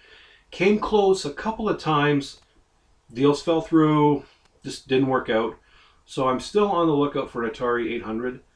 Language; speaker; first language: English; native; English